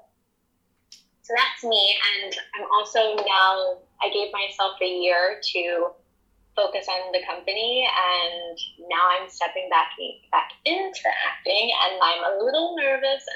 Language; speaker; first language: English; native; English